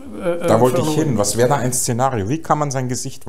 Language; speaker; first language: German; native; German